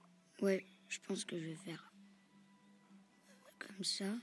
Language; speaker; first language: French; native; French